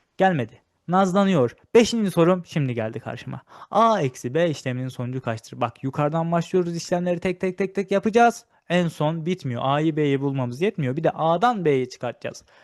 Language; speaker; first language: Turkish; native; Turkish